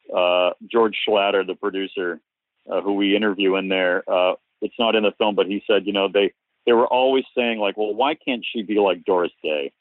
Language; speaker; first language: English; native; English